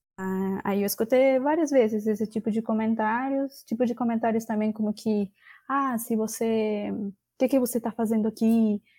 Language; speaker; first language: Portuguese; non-native, fluent; Spanish